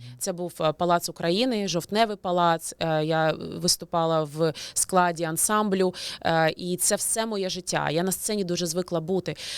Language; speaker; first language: Ukrainian; native; Ukrainian